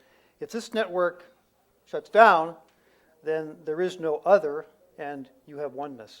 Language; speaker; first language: English; native; English